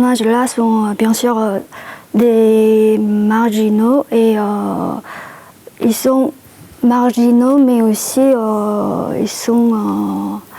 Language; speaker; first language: French; non-native, fluent; Korean